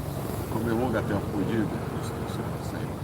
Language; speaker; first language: Swedish; non-native, fluent; English